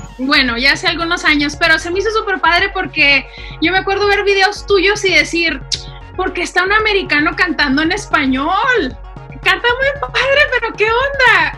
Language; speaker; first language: Spanish; native; Spanish